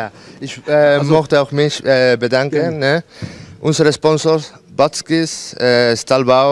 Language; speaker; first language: German; non-native, fluent; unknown